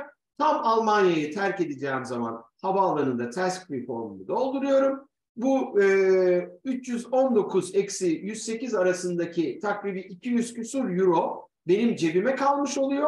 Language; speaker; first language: Turkish; native; Turkish